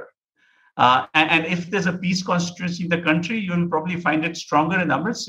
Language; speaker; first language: English; non-native, local second language; Punjabi